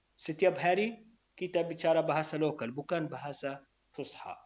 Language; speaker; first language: Indonesian; non-native, learner; Arabic